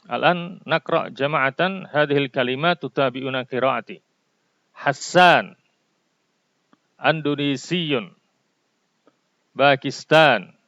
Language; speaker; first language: Arabic; non-native, fluent; Indonesian